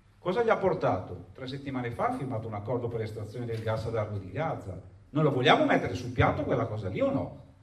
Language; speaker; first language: Italian; native; Italian